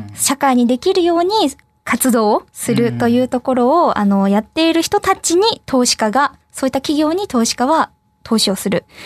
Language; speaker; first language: Japanese; native; Japanese